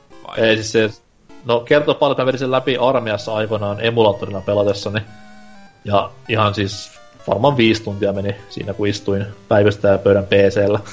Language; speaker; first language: Finnish; native; Finnish